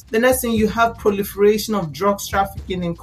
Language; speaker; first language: English; non-native, local second language; Igbo